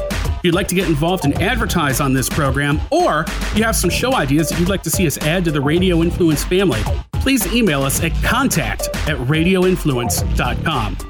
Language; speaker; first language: English; native; English